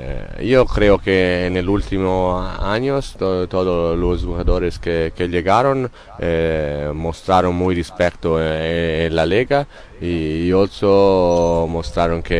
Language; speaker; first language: Spanish; non-native, learner; Italian